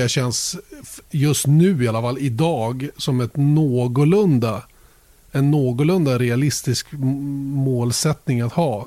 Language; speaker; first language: Swedish; native; Swedish